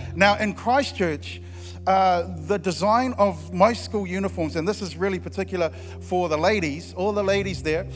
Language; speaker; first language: English; native; English